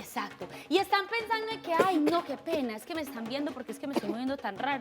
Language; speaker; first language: Spanish; native; Spanish